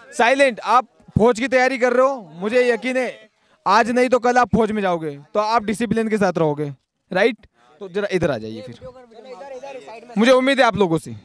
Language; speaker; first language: Hindi; native; Hindi